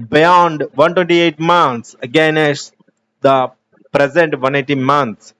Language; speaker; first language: English; non-native, local second language; Telugu